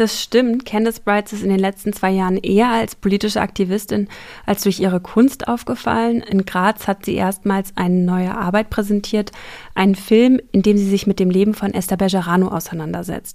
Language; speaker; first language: German; native; German